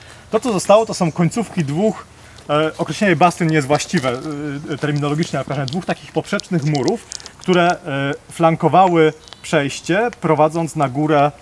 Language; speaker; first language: Polish; native; Polish